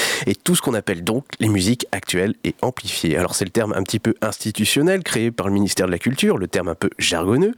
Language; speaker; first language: French; native; French